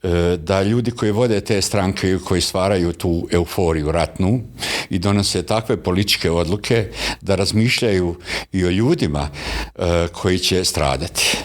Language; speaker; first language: Bosnian; native; Bosnian